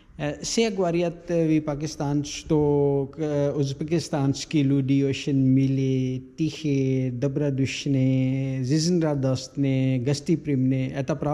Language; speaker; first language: Russian; non-native, learner; Urdu